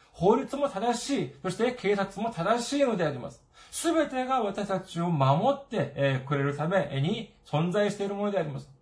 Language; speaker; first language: Japanese; non-native, fluent; Korean